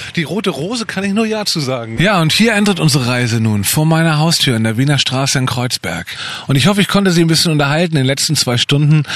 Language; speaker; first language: German; native; German